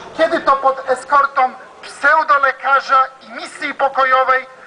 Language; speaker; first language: Polish; non-native, fluent; Serbian